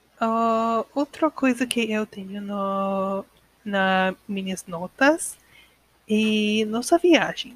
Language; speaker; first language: Portuguese; non-native, learner; English